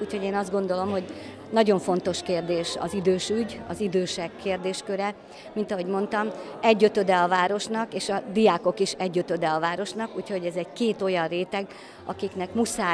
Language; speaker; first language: Hungarian; native; Hungarian